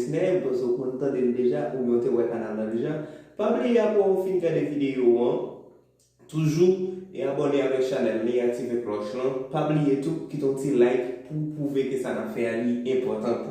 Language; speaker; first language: French; non-native, local second language; Haitian Creole